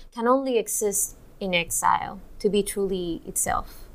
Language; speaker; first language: English; non-native, fluent; Spanish